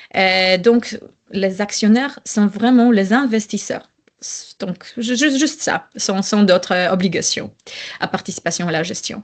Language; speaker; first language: French; non-native, fluent; Polish